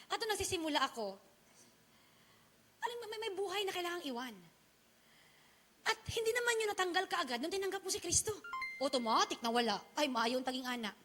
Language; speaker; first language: Filipino; non-native, local second language; Chavacano